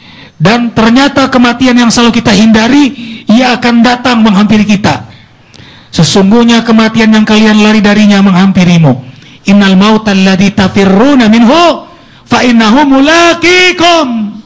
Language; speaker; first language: Indonesian; native; Indonesian